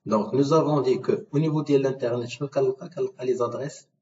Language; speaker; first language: French; non-native, local second language; Arabic